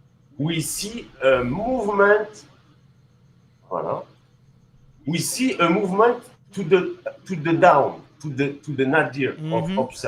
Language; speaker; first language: English; non-native, learner; French